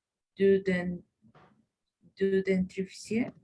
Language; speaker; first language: French; non-native, learner; Spanish